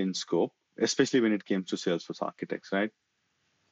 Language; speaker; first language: English; non-native, local second language; Marathi